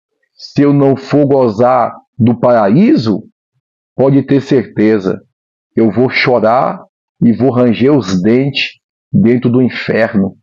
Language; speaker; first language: Portuguese; native; Portuguese